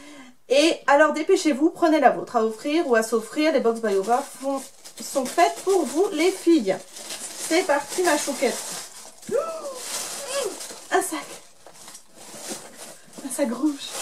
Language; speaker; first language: French; native; French